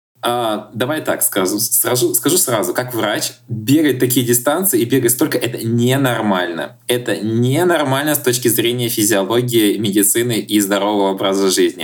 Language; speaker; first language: Russian; native; Russian